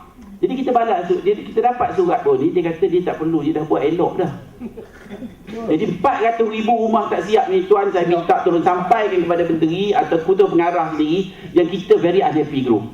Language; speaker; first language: Malay; native; Malay